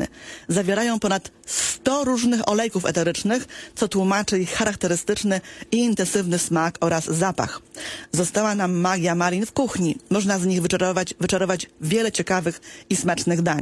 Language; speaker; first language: Polish; native; Polish